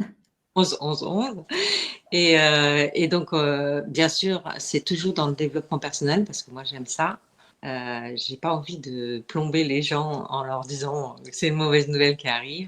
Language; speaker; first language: French; native; French